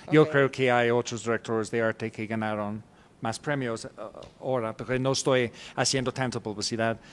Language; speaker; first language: Spanish; non-native, fluent; English